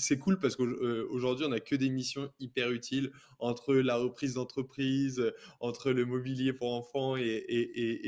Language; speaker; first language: French; native; French